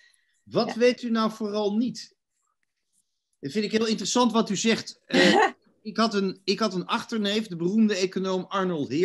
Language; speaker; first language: Dutch; native; Dutch